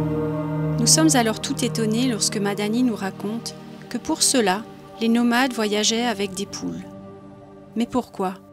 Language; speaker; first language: French; native; French